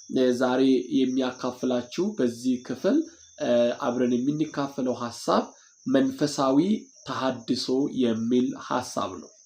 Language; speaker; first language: Amharic; non-native, local second language; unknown